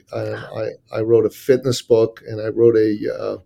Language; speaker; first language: English; early bilingual, other home language; Persian